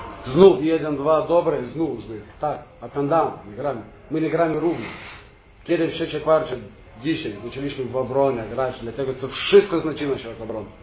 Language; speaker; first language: Polish; non-native, fluent; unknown